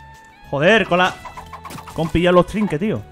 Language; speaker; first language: Spanish; native; Spanish